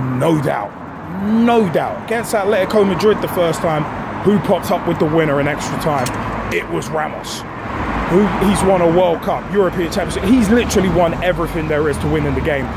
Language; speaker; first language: English; native; English